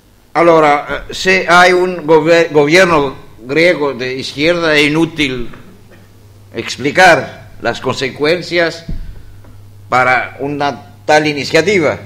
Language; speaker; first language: Spanish; non-native, fluent; Greek